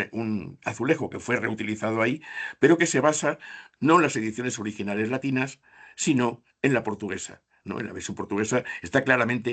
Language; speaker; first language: Spanish; native; Spanish